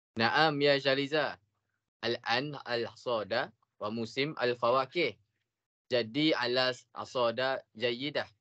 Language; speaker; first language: Arabic; non-native, learner; Malay